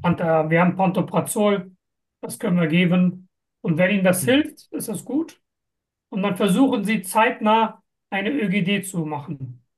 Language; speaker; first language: German; non-native, fluent; Turkish